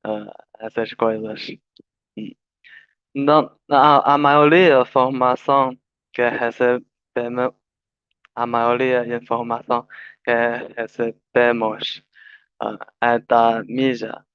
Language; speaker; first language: Portuguese; non-native, learner; Chinese